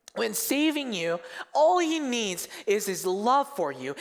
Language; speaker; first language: English; early bilingual, other home language; Korean